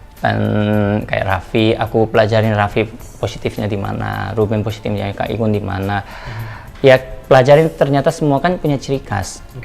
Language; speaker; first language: Indonesian; non-native, fluent; Korean